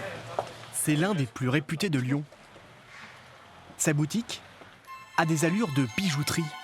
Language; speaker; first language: French; native; French